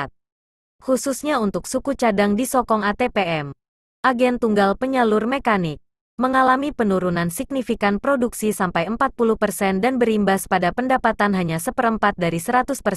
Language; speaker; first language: Indonesian; native; Indonesian